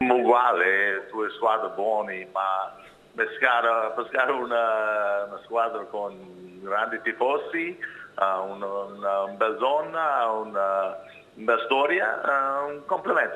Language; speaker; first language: Italian; non-native, learner; English